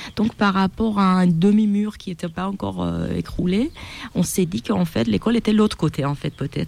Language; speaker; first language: French; non-native, fluent; Persian